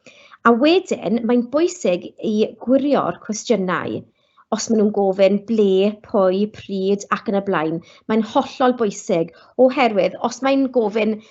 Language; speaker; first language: Welsh; non-native, local second language; English